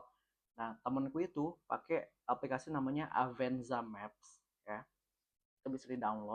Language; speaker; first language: Indonesian; native; Indonesian